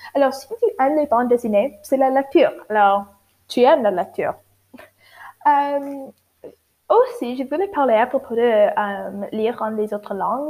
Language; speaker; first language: French; non-native, learner; English